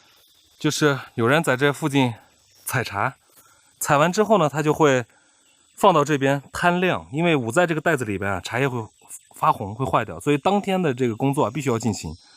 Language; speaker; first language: Chinese; native; Chinese